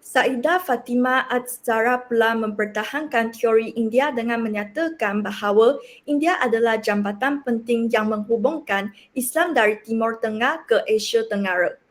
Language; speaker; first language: Malay; non-native, local second language; Chinese